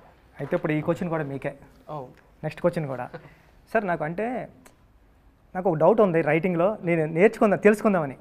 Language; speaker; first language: Telugu; native; Telugu